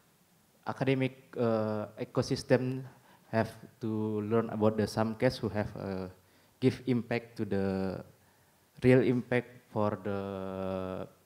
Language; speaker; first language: English; non-native, learner; Indonesian